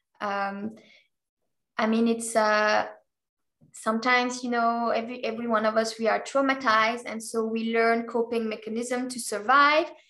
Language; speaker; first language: English; non-native, fluent; French